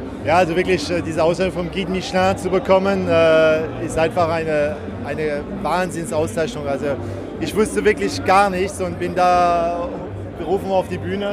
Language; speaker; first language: German; native; German